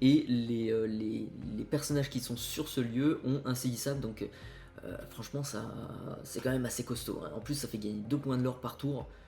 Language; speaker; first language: French; native; French